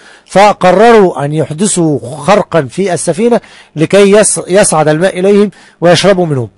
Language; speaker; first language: Arabic; native; Arabic